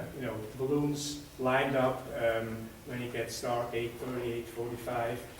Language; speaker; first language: English; non-native, fluent; Swiss German